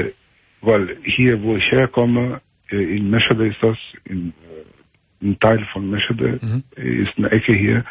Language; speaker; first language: German; early bilingual, other home language; Albanian